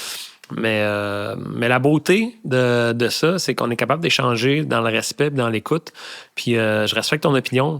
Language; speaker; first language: French; native; French